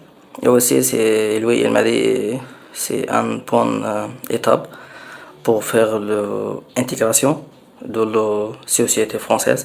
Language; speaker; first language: French; non-native, learner; Arabic